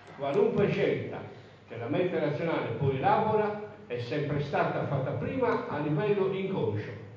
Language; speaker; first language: Italian; native; Italian